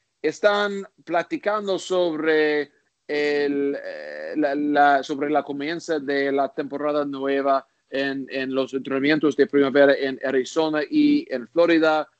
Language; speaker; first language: Spanish; non-native, learner; English